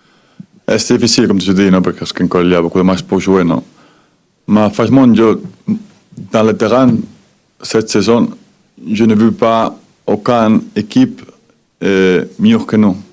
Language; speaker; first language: French; non-native, fluent; Spanish